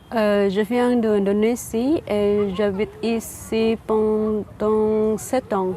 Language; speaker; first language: French; non-native, learner; Indonesian